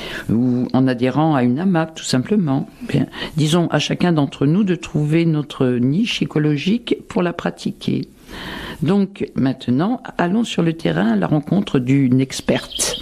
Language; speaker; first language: French; native; French